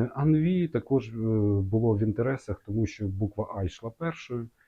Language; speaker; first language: Ukrainian; non-native, local second language; Russian